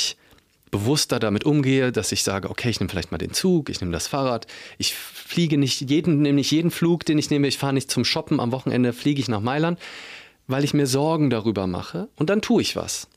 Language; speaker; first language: German; native; German